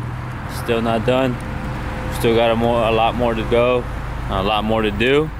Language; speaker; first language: English; native; English